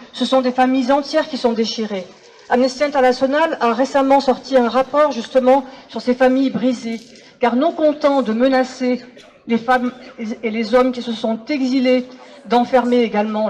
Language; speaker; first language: French; native; French